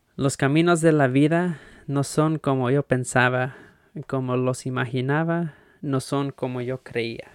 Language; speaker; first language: Spanish; early bilingual, heritage; Spanish